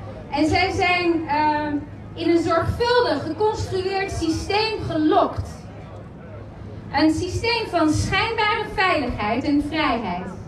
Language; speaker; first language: Dutch; early bilingual, other home language; Spanish